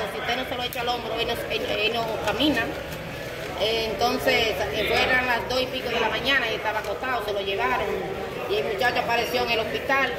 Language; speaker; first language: Spanish; native; Spanish